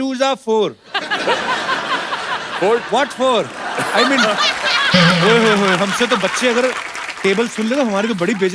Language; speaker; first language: Hindi; native; Hindi